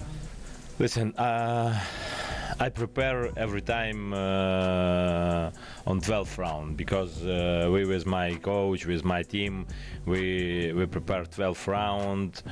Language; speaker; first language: English; non-native, learner; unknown